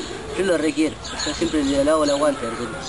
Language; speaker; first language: Spanish; native; Spanish